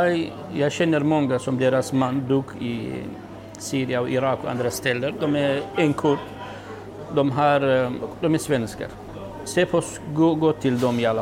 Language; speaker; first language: Swedish; non-native, learner; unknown